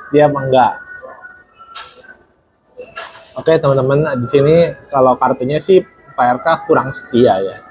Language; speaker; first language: Indonesian; native; Indonesian